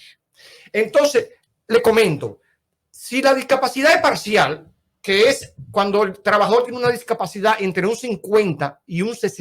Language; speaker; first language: Spanish; native; Spanish